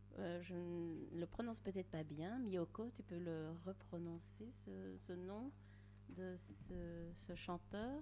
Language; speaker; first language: French; native; French